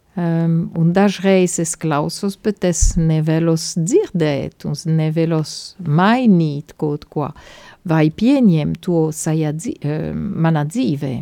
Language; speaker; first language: Latvian; non-native, fluent; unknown